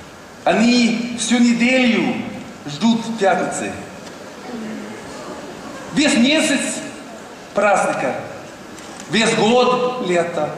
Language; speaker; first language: Russian; non-native, learner; Swedish